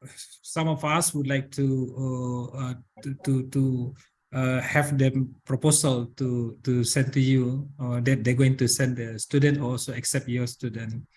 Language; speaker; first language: English; non-native, learner; Indonesian